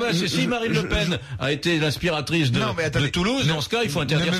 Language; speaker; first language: French; native; French